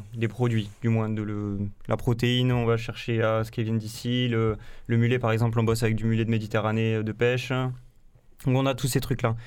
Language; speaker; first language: French; native; French